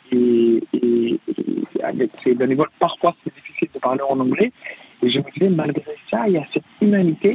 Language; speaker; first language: French; non-native, fluent; Arabic